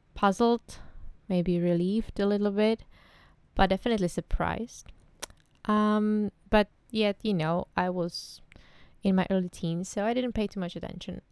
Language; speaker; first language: English; non-native, fluent; Czech